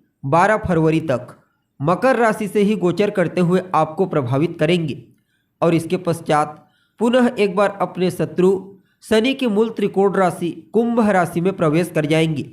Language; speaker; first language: Hindi; native; Hindi